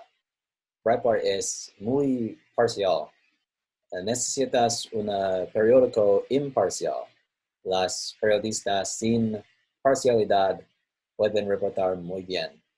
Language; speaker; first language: Spanish; non-native, learner; English